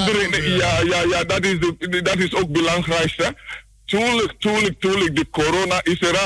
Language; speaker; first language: Dutch; non-native, learner; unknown